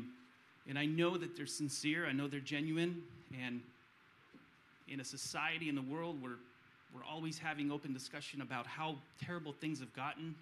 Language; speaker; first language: English; early bilingual, other home language; Romanian